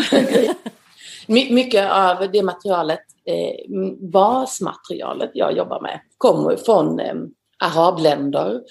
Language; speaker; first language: Swedish; native; Swedish